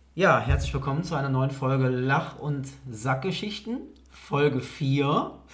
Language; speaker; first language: German; native; German